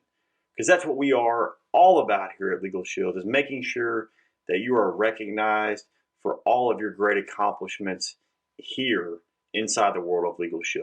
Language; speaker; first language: English; native; English